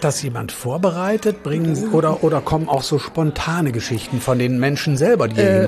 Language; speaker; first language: German; native; German